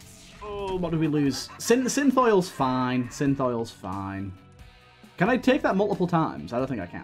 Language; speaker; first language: English; native; English